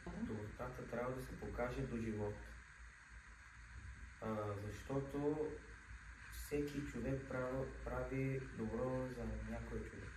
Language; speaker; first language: Bulgarian; non-native, local second language; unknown